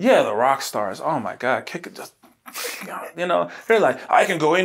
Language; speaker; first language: English; native; English